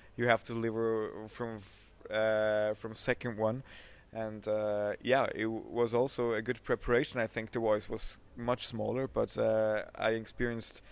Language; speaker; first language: English; non-native, fluent; Swiss German